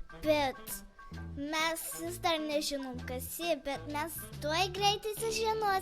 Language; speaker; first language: Lithuanian; early bilingual, heritage; Lithuanian